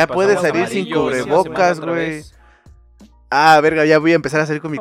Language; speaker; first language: Spanish; native; Spanish